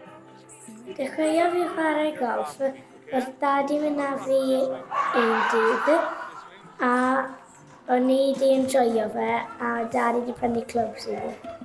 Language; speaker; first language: Welsh; non-native, local second language; English